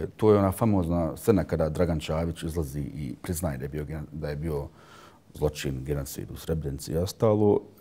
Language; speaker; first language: Bosnian; early bilingual, heritage; Bosnian